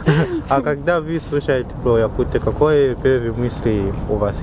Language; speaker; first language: Russian; non-native, learner; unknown